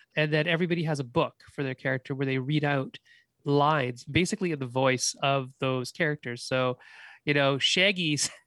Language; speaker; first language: English; native; English